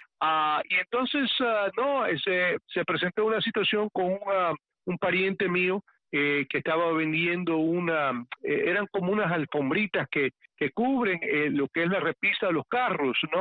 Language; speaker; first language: Spanish; early bilingual, heritage; Spanish